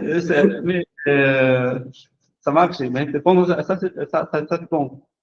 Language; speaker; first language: French; non-native, learner; Chinese